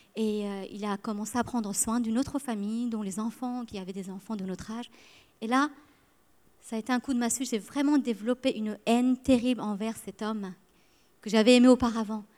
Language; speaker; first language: French; early bilingual, other home language; Persian